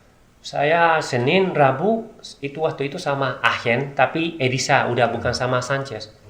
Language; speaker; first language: Indonesian; non-native, learner; Spanish